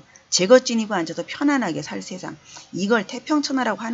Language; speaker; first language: Korean; native; Korean